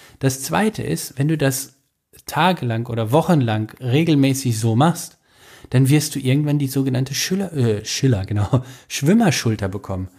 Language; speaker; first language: German; native; German